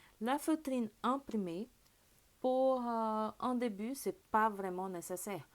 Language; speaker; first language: French; non-native, fluent; Portuguese